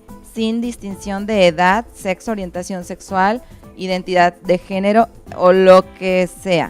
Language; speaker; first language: Spanish; native; Spanish